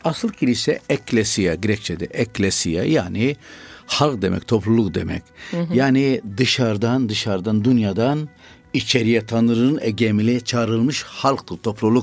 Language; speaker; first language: Turkish; non-native, fluent; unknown